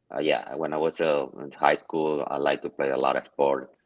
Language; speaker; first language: English; non-native, learner; Spanish